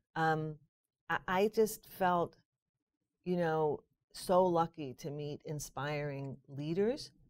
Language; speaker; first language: English; native; English